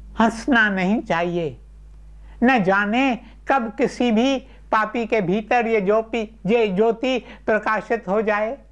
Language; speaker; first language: Urdu; non-native, local second language; Sindhi